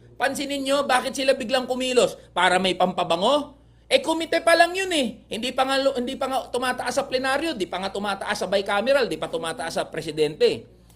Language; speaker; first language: Filipino; native; Filipino